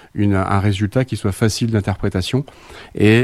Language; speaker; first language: French; native; French